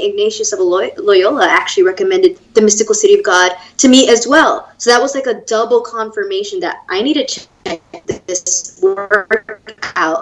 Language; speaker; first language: English; native; English